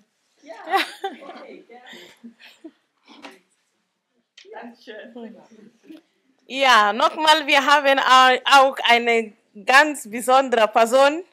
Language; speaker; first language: German; non-native, local second language; Mandingo